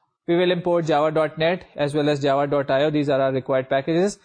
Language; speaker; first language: English; non-native, local second language; Urdu